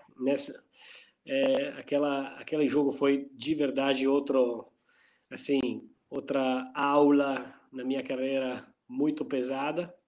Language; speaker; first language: Portuguese; non-native, fluent; Italian